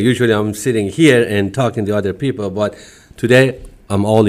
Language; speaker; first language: English; non-native, fluent; Persian